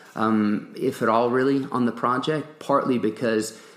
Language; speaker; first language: English; early bilingual, other home language; French